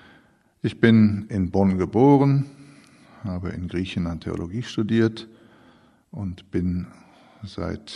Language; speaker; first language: German; early bilingual, other home language; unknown